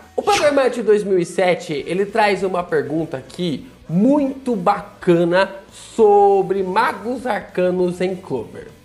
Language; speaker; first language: Portuguese; native; Portuguese